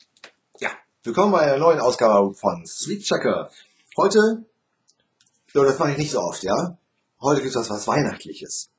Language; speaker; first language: German; native; German